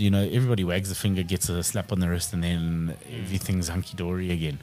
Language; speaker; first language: English; native; English